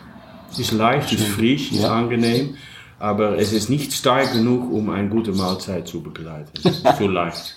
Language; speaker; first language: German; non-native, learner; Dutch